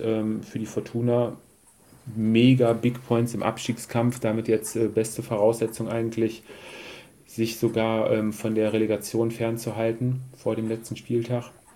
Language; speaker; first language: German; native; German